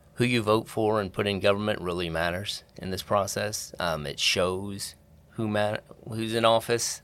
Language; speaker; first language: English; native; English